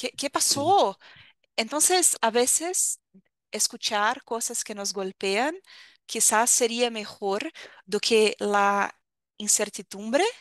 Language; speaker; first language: Spanish; non-native, fluent; Portuguese